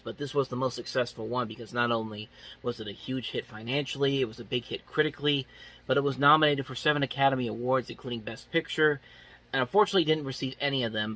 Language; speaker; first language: English; native; English